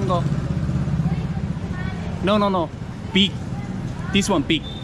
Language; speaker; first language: English; non-native, learner; Korean